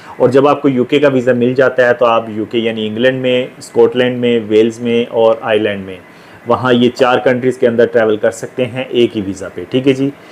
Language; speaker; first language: Urdu; native; Urdu